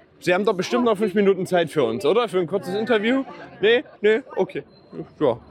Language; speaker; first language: German; native; German